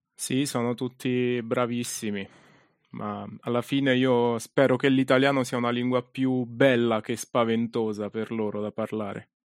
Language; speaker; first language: Italian; native; Italian